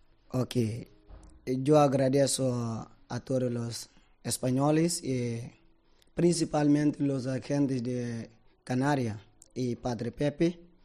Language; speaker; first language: Spanish; non-native, learner; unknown